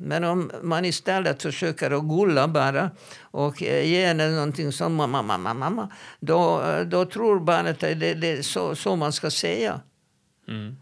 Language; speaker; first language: Swedish; non-native, fluent; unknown